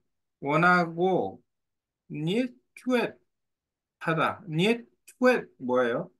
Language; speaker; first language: Korean; native; Korean